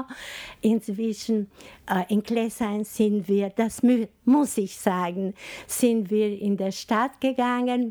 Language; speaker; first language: German; non-native, fluent; Albanian